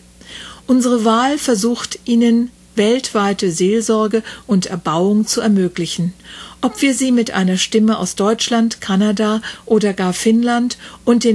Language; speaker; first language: German; native; German